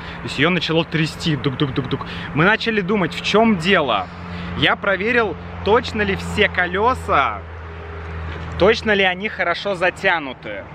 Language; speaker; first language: Russian; native; Russian